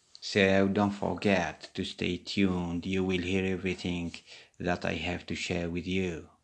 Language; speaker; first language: English; non-native, fluent; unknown